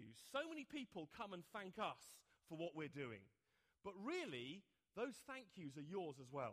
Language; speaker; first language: English; native; English